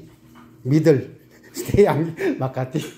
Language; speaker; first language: English; non-native, learner; Korean